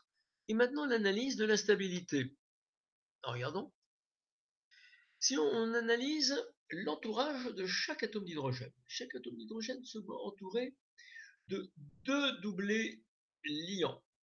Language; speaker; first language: French; native; French